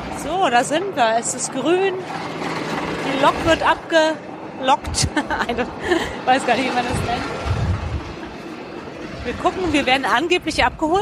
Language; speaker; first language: German; native; German